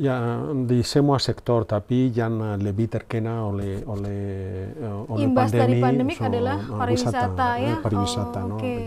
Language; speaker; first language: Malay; non-native, learner; Spanish